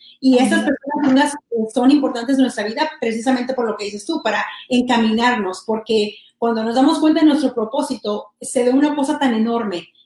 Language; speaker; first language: Spanish; early bilingual, heritage; Spanish